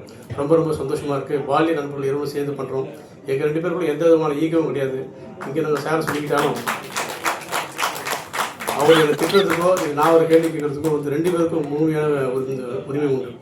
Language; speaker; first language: Tamil; native; Tamil